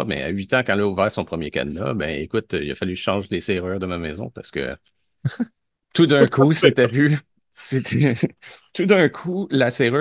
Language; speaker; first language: French; native; French